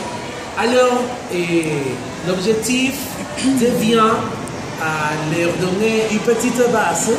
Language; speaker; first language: French; non-native, learner; Spanish